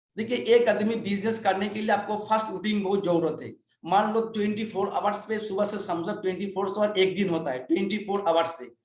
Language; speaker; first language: Hindi; non-native, local second language; Bangla